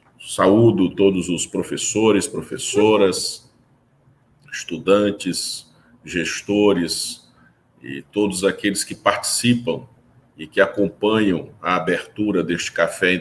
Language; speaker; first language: Portuguese; native; Portuguese